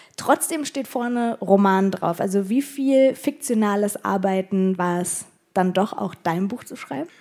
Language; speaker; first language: German; early bilingual, other home language; Arabic